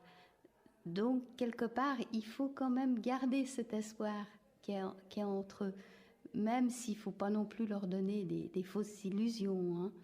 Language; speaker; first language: French; native; French